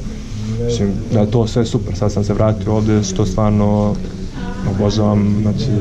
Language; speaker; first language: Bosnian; early bilingual, heritage; Croatian